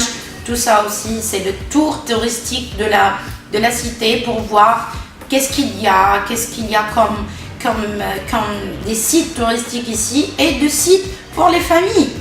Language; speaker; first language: French; non-native, local second language; Arabic